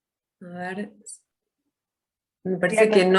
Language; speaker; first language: Spanish; native; Spanish